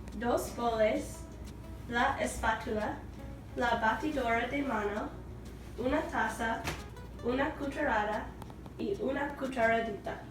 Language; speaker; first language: Spanish; non-native, learner; English